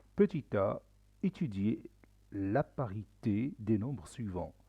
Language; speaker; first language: French; non-native, local second language; Arabic